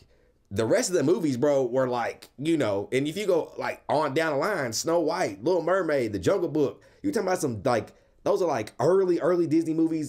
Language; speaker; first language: English; native; English